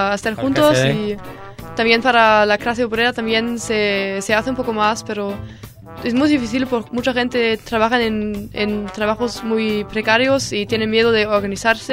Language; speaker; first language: Spanish; non-native, learner; German